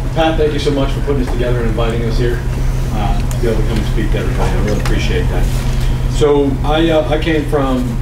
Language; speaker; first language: English; native; English